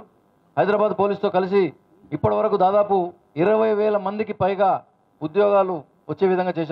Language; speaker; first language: Telugu; native; Telugu